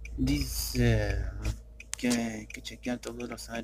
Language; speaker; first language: Spanish; early bilingual, heritage; Spanish